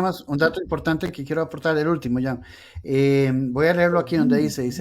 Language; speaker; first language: Spanish; native; Spanish